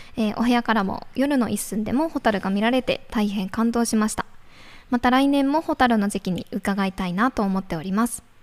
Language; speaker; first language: Japanese; native; Japanese